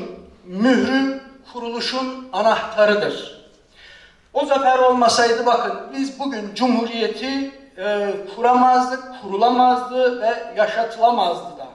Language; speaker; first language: Turkish; native; Turkish